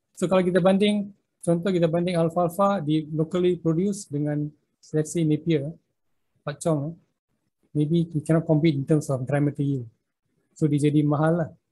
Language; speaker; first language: English; non-native, local second language; Malay